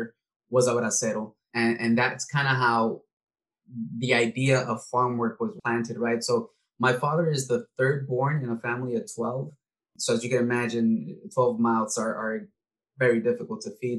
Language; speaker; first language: English; early bilingual, other home language; Spanish